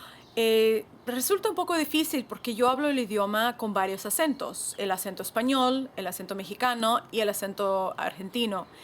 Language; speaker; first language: Spanish; non-native, fluent; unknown